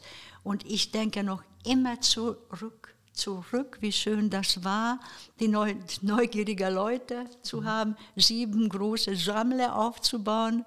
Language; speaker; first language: German; non-native, fluent; Hungarian